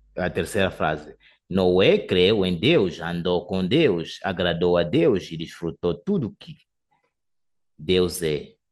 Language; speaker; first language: Portuguese; non-native, fluent; English